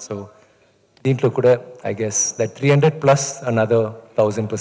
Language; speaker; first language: Telugu; non-native, fluent; Tamil